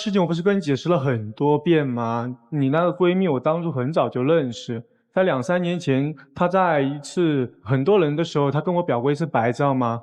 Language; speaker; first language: Chinese; native; Chinese